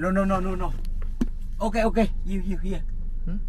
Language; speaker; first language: English; non-native, learner; Vietnamese